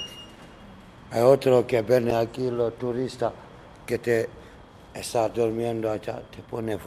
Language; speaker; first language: Spanish; non-native, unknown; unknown